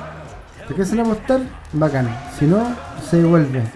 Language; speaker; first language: Spanish; native; Spanish